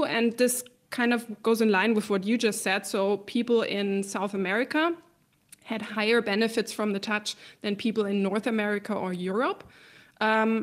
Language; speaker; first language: English; non-native, fluent; German